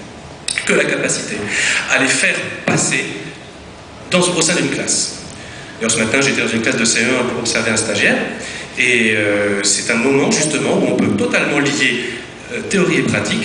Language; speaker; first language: French; native; French